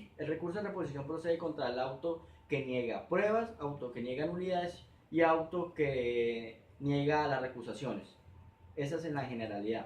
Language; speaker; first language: Spanish; native; Spanish